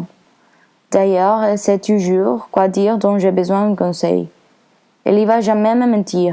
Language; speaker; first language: French; non-native, learner; Spanish